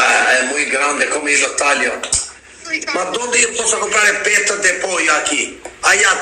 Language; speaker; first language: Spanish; non-native, learner; Albanian